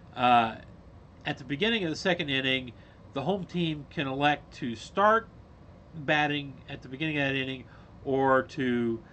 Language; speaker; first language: English; native; English